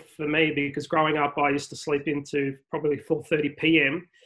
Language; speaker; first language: English; native; English